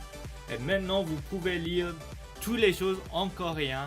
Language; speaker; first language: French; non-native, learner; Korean